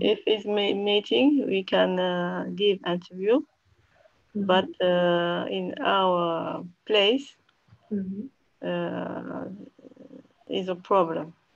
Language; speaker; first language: English; non-native, learner; French